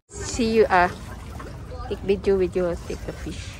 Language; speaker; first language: English; non-native, local second language; Filipino